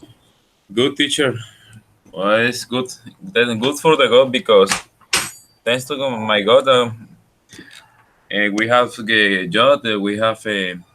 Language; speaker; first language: English; non-native, learner; Spanish